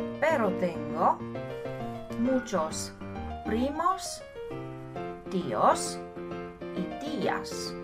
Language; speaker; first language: Spanish; non-native, learner; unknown